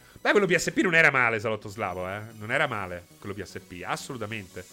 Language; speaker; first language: Italian; native; Italian